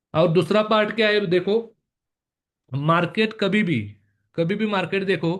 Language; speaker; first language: Hindi; non-native, local second language; Marathi